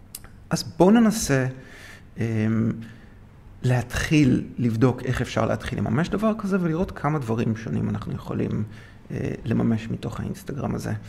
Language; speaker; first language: Hebrew; native; Hebrew